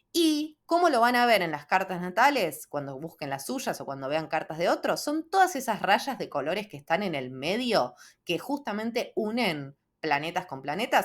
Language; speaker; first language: Spanish; native; Spanish